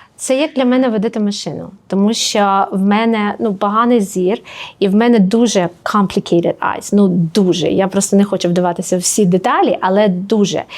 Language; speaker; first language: Ukrainian; native; Ukrainian